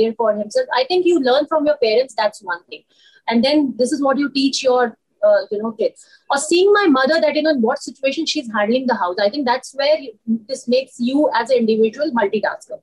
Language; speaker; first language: English; non-native, local second language; Hindi